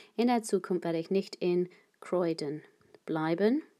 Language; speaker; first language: German; non-native, fluent; English